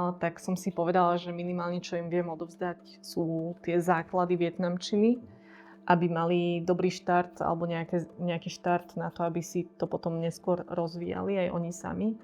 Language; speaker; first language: Slovak; early bilingual, other home language; Vietnamese